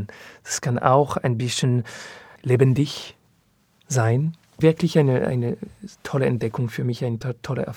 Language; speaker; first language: German; non-native, learner; French